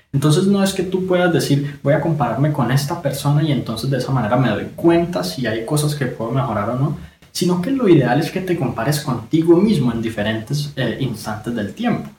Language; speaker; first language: Spanish; native; Spanish